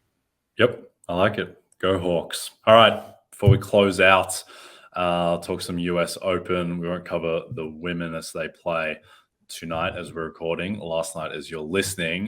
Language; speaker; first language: English; native; English